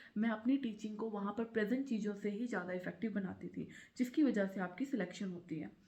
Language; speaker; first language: Hindi; native; Hindi